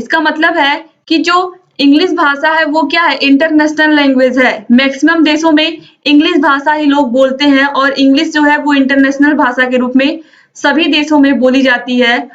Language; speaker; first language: Hindi; native; Hindi